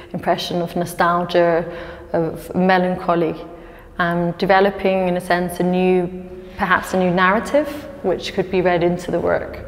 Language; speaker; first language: English; native; English